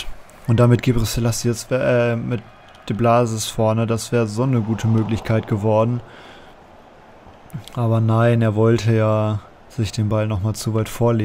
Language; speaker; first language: German; native; German